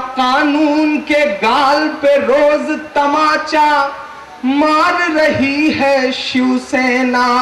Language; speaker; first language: Hindi; native; Hindi